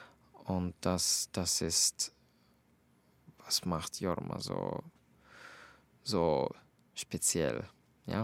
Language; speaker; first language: German; non-native, fluent; Finnish